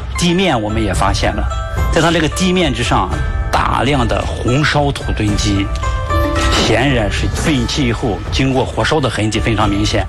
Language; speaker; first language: Chinese; native; Chinese